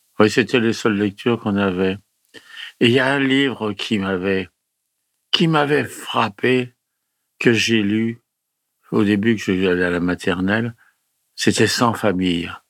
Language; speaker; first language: French; early bilingual, other home language; Italian